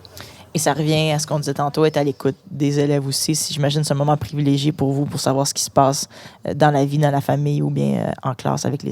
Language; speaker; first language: French; native; French